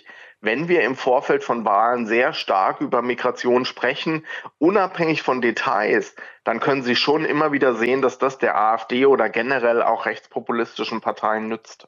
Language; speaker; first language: German; native; German